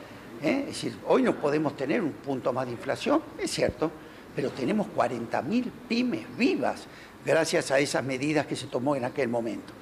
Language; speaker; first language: Spanish; native; Spanish